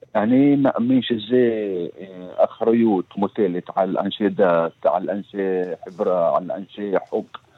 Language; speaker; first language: Hebrew; non-native, local second language; Arabic